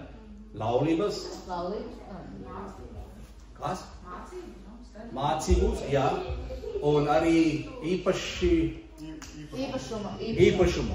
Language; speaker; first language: Latvian; non-native, learner; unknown